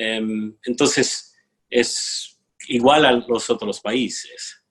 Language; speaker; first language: Spanish; non-native, fluent; English